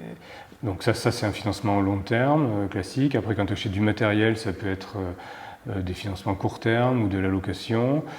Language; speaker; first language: French; native; French